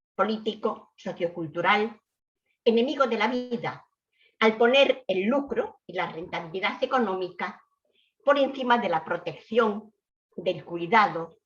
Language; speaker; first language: Spanish; native; Spanish